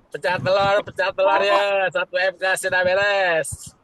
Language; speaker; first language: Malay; non-native, local second language; Sundanese